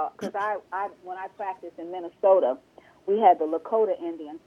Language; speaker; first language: English; native; English